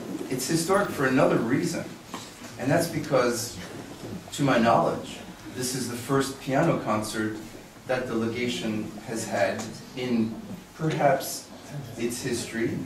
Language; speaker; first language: English; native; English